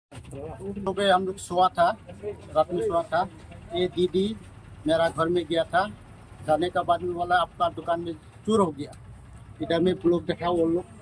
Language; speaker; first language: Hindi; non-native, local second language; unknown